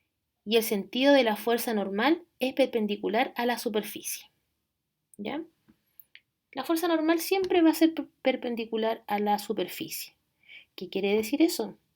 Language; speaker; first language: Spanish; native; Spanish